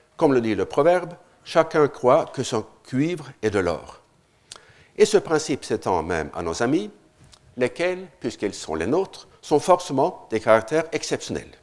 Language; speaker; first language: French; non-native, fluent; Norwegian